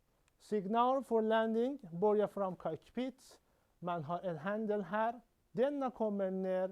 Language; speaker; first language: Swedish; non-native, learner; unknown